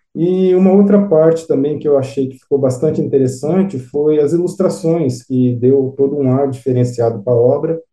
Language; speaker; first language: Portuguese; native; Portuguese